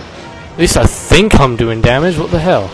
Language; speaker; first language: English; native; English